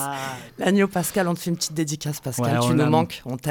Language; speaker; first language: French; native; French